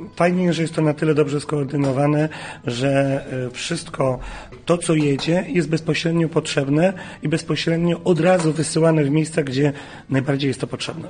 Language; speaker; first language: Polish; native; Polish